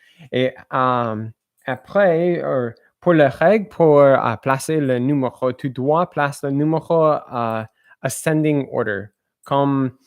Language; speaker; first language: French; non-native, learner; English